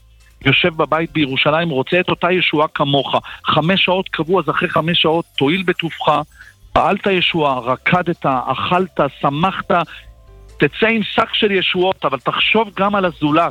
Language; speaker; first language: Hebrew; native; Hebrew